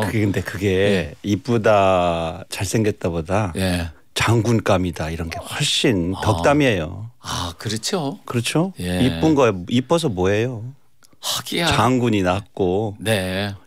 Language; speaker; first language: Korean; native; Korean